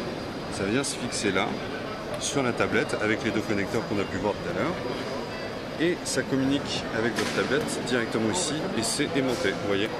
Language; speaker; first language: French; native; French